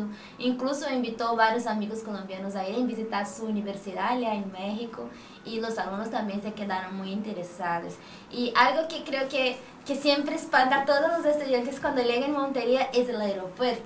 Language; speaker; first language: Spanish; non-native, fluent; Portuguese